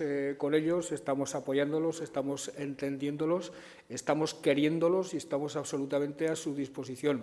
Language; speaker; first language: Spanish; native; Spanish